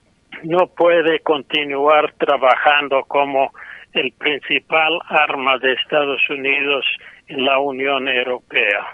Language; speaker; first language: Spanish; non-native, fluent; English